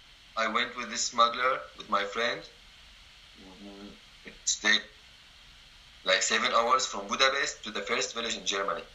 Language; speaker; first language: English; non-native, learner; Arabic